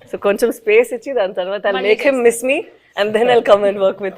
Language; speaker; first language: Telugu; non-native, fluent; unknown